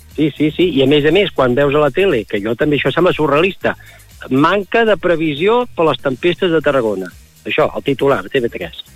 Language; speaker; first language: Catalan; native; Catalan